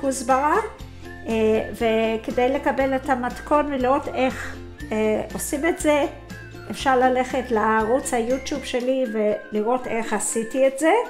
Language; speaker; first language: Hebrew; non-native, fluent; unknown